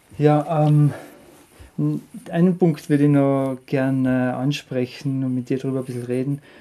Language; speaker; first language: German; native; German